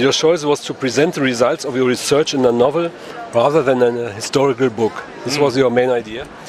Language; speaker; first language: English; non-native, fluent; German